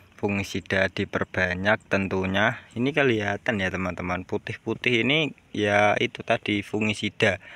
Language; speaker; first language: Indonesian; non-native, local second language; Javanese